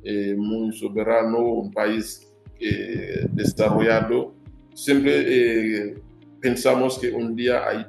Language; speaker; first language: Spanish; non-native, fluent; Haitian Creole